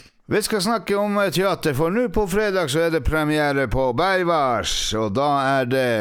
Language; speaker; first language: Norwegian; native; Norwegian